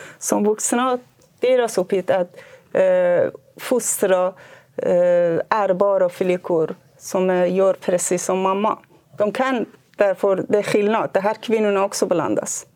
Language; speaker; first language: Swedish; non-native, fluent; Kurdish